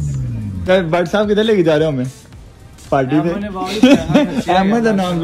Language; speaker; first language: Urdu; non-native, local second language; Punjabi